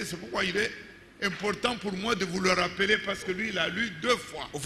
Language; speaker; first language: French; non-native, local second language; Luba-Lulua